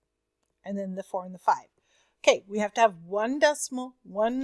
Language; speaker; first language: English; native; English